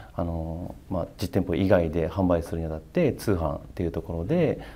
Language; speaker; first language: Japanese; native; Japanese